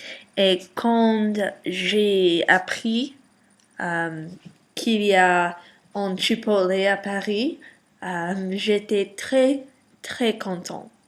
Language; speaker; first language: French; non-native, learner; English